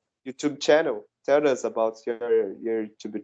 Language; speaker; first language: English; non-native, learner; Portuguese